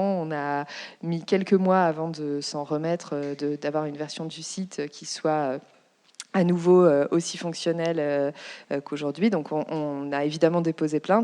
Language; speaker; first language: French; native; French